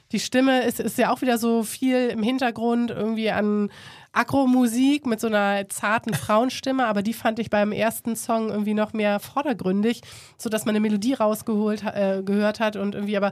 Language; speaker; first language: German; native; German